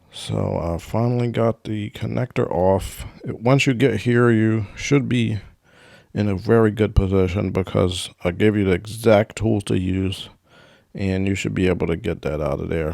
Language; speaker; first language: English; native; English